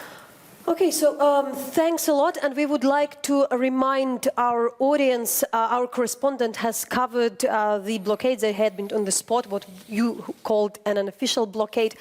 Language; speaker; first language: English; non-native, fluent; Ukrainian